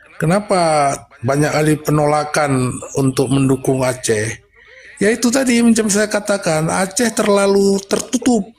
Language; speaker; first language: Malay; non-native, local second language; Achinese